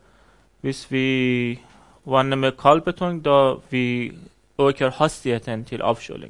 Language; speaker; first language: Norwegian; non-native, learner; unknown